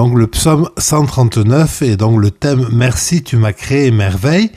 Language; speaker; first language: French; native; French